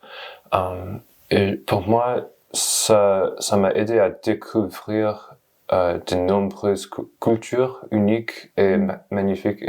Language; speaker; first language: French; non-native, learner; English